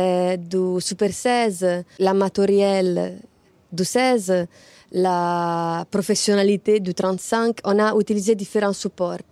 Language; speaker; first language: French; non-native, fluent; Italian